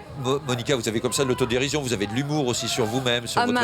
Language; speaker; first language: French; native; French